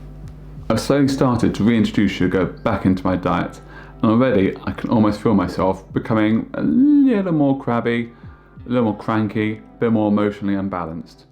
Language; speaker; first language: English; native; English